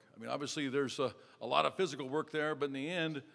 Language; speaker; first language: English; native; English